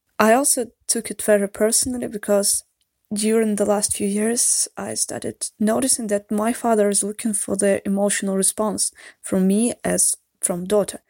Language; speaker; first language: English; non-native, fluent; Russian